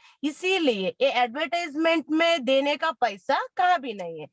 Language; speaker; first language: Hindi; non-native, local second language; Kannada